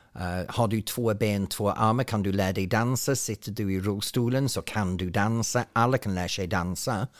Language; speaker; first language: Swedish; non-native, fluent; English